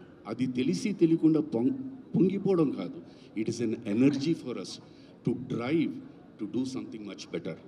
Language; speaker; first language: Telugu; native; Telugu